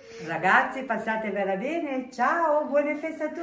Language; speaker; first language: Italian; native; Italian